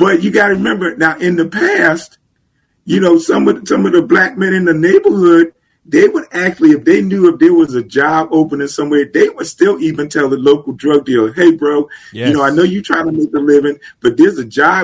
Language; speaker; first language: English; native; English